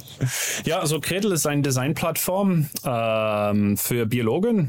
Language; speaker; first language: German; non-native, learner; Dutch